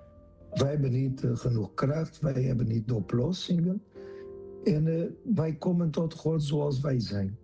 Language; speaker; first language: Dutch; non-native, learner; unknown